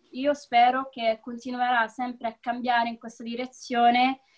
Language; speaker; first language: Italian; early bilingual, other home language; Arabic